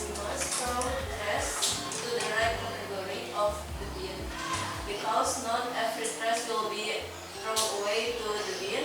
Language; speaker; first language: English; non-native, learner; Indonesian